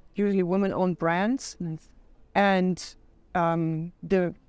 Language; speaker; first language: English; non-native, fluent; German